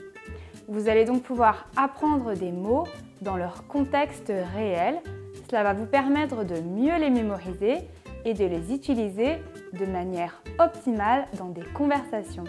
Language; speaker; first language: French; native; French